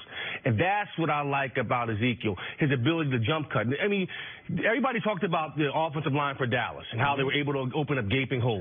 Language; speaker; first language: English; native; English